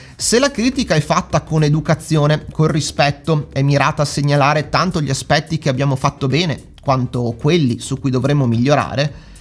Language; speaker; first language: Italian; native; Italian